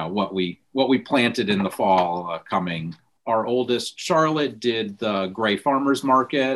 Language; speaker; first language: English; native; English